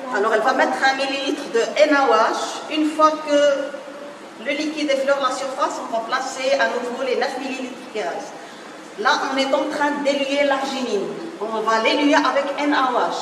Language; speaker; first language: French; non-native, local second language; Arabic